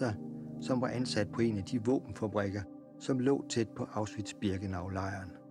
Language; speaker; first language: Danish; native; Danish